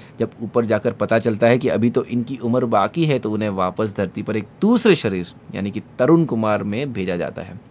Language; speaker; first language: Hindi; non-native, local second language; Gujarati